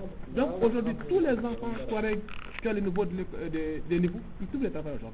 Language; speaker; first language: French; non-native, local second language; Tamasheq